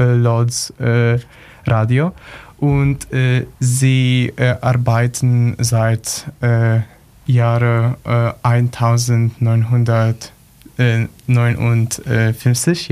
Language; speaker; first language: German; non-native, learner; Polish